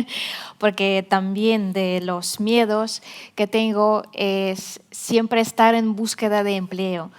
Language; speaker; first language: Spanish; non-native, fluent; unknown